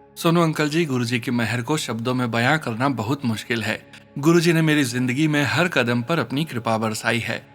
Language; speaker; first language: Hindi; native; Hindi